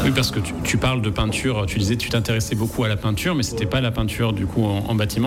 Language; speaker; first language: French; native; French